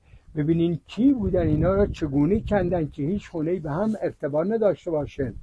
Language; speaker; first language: Persian; native; Persian